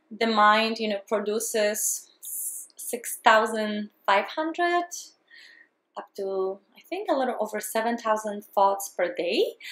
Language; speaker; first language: English; non-native, fluent; Polish